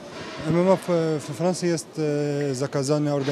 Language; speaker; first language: Polish; early bilingual, heritage; Polish